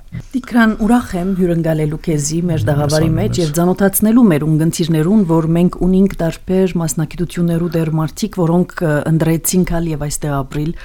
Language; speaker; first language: Armenian; early bilingual, heritage; Armenian